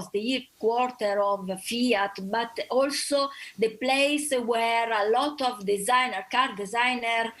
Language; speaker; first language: English; non-native, learner; Italian